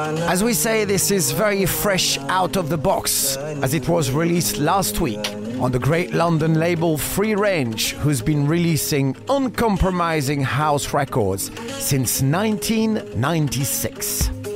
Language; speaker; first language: English; non-native, fluent; French